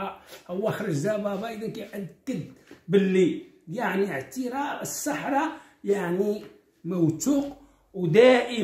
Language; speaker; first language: Arabic; native; Arabic